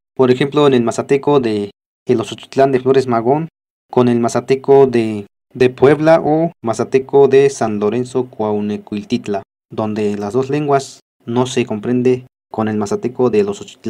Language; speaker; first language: Spanish; non-native, local second language; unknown